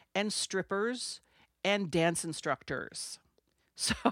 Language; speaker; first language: English; non-native, fluent; French